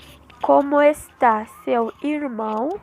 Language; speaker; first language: Portuguese; non-native, learner; Haitian Creole